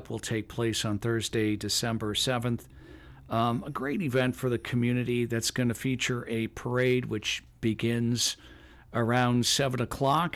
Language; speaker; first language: English; native; English